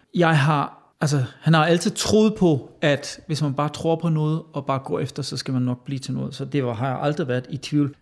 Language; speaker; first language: Danish; non-native, fluent; German